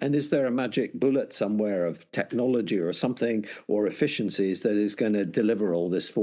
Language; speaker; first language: English; native; English